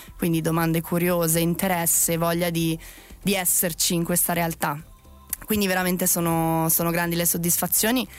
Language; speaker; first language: Italian; native; Italian